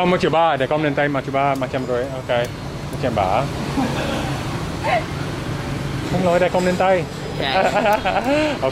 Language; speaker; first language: Vietnamese; non-native, learner; English